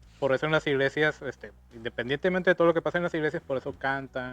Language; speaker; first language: Spanish; native; Spanish